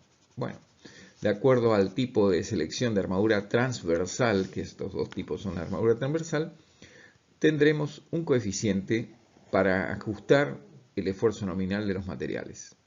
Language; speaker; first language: Spanish; native; Spanish